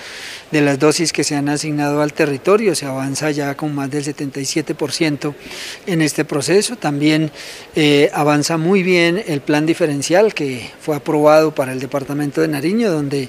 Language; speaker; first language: Spanish; native; Spanish